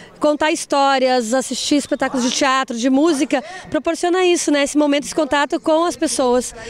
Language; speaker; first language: Portuguese; native; Portuguese